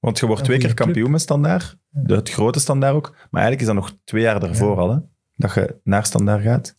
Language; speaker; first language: Dutch; native; Dutch